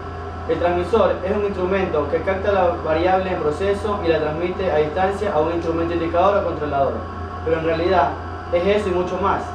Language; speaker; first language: Spanish; native; Spanish